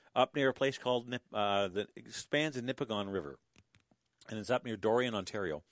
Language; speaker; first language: English; native; English